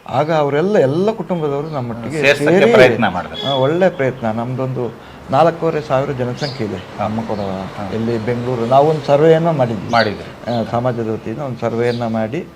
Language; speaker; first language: Kannada; non-native, local second language; Kodava